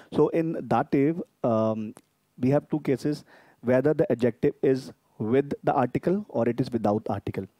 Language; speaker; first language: English; non-native, local second language; Hindi